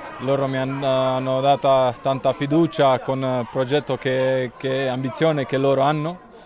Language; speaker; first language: Italian; non-native, fluent; Croatian